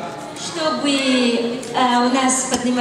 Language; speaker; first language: Russian; non-native, learner; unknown